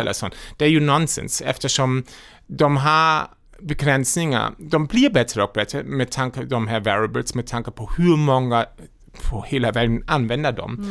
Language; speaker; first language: Swedish; non-native, fluent; German